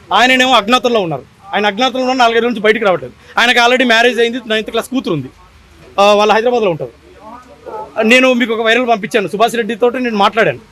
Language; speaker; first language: Telugu; native; Telugu